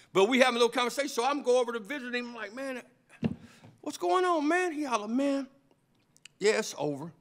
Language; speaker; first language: English; native; English